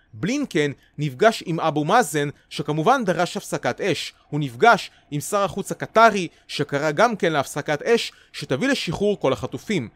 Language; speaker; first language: Hebrew; native; Hebrew